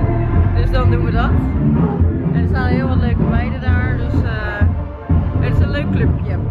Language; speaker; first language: Dutch; native; Dutch